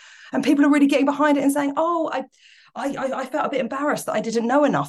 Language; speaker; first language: English; native; English